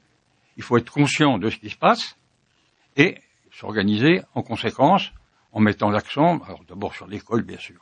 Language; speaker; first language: French; native; French